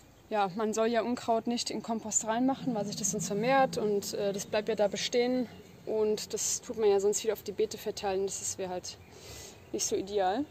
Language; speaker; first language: German; native; German